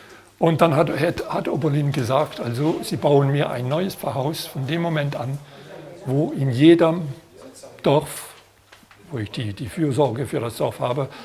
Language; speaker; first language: German; non-native, fluent; French